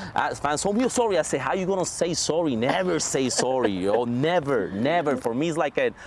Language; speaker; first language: English; non-native, fluent; Spanish